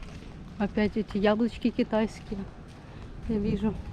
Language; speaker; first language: Russian; native; Russian